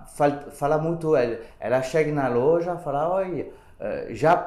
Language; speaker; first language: Portuguese; non-native, fluent; French